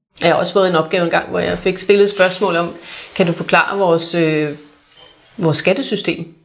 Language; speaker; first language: Danish; native; Danish